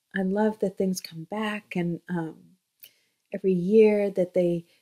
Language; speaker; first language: English; native; English